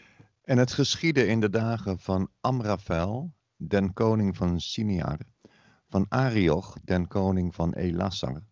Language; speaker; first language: Dutch; native; Dutch